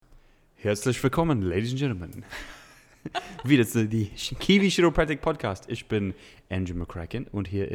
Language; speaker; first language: German; non-native, learner; English